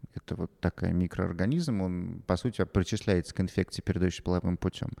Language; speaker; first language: Russian; native; Russian